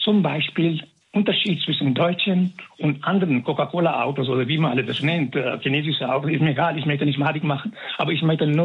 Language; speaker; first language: German; non-native, fluent; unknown